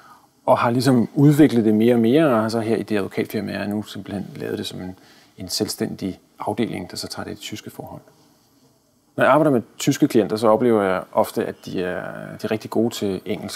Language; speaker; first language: Danish; native; Danish